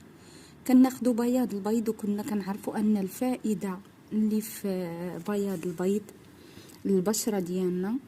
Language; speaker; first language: Arabic; native; Arabic